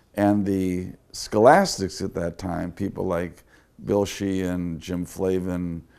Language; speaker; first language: English; native; English